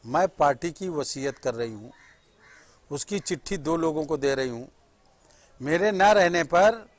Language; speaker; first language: Hindi; native; Hindi